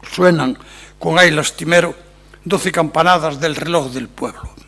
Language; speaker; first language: Spanish; non-native, local second language; Galician